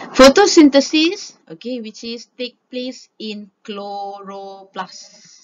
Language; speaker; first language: English; non-native, local second language; Malay